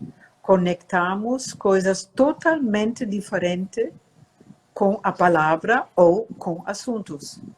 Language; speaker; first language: Portuguese; non-native, fluent; German